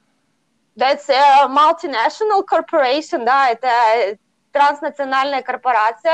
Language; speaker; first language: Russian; native; Russian